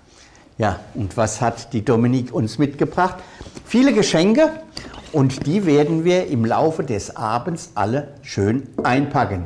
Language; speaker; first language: German; native; German